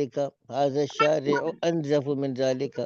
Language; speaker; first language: Arabic; non-native, fluent; Urdu